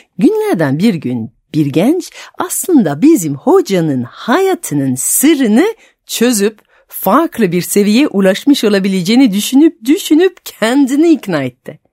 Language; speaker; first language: Turkish; non-native, fluent; French